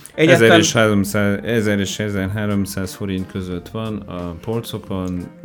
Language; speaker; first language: Hungarian; non-native, fluent; French